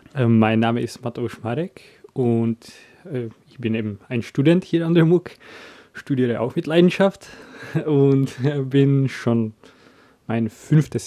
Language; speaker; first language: German; early bilingual, other home language; Czech